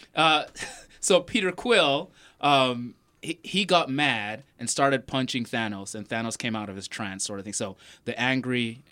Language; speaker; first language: English; non-native, local second language; Yoruba